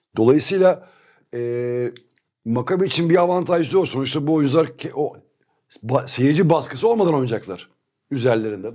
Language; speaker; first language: Turkish; native; Turkish